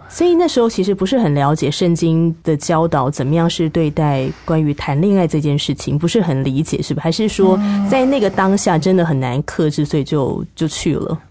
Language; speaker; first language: Chinese; native; Chinese